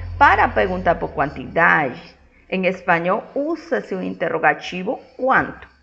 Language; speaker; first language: Portuguese; non-native, fluent; Spanish